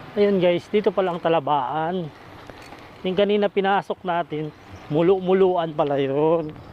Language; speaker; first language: Filipino; non-native, local second language; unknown